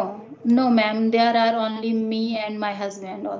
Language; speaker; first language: English; non-native, learner; Hindi